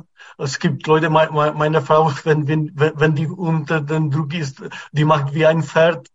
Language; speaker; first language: German; non-native, fluent; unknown